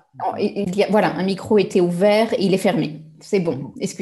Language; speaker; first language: French; native; French